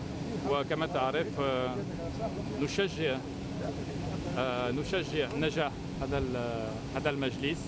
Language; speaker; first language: Arabic; non-native, fluent; French